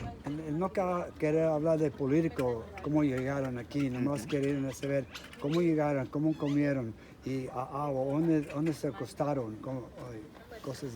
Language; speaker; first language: Spanish; early bilingual, heritage; English